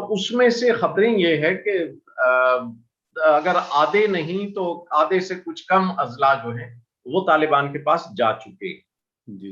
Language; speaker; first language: Urdu; native; Urdu